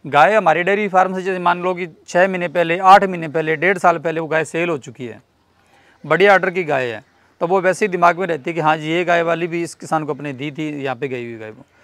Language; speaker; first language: Hindi; native; Hindi